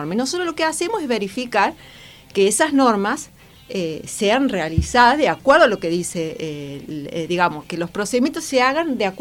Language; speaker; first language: Spanish; native; Spanish